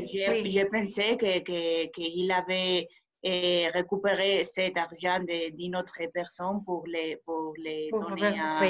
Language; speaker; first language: French; non-native, learner; Spanish